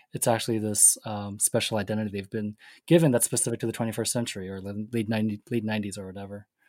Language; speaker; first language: English; native; English